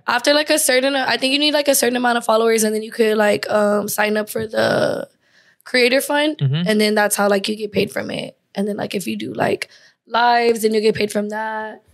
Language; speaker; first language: English; native; English